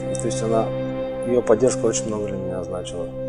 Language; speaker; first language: Russian; native; Russian